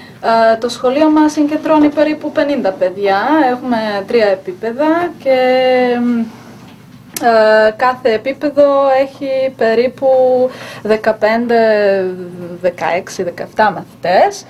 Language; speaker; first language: Greek; non-native, fluent; Bosnian